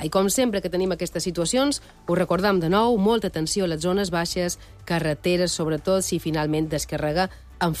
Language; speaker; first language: Catalan; native; Catalan